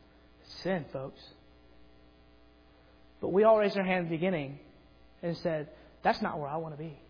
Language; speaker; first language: English; native; English